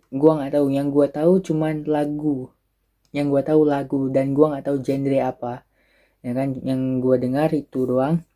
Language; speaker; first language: Indonesian; early bilingual, other home language; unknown